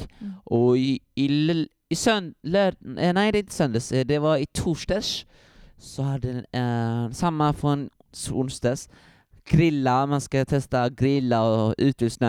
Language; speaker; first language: Swedish; early bilingual, other home language; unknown